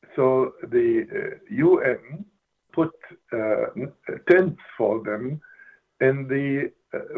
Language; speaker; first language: English; non-native, fluent; Arabic